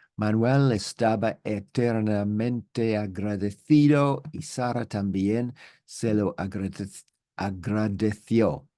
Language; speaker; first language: Spanish; non-native, learner; English